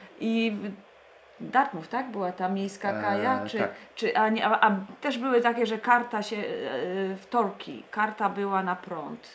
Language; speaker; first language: Polish; native; Polish